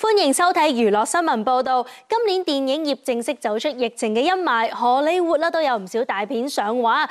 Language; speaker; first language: Chinese; non-native, local second language; Cantonese